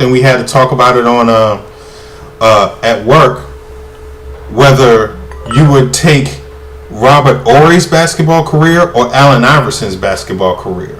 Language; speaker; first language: English; native; English